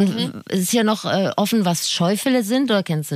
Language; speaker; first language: German; native; German